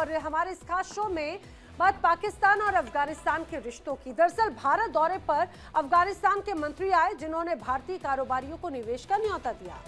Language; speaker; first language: Hindi; native; Hindi